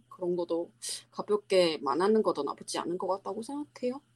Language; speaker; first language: Korean; non-native, learner; Chinese